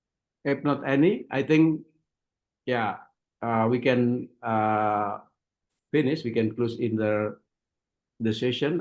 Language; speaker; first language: English; non-native, learner; Indonesian